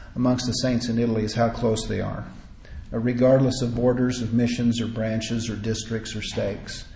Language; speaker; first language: English; native; English